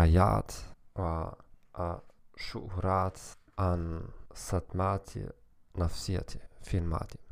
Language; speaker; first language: Arabic; non-native, learner; German